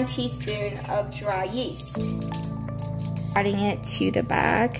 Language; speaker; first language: English; native; English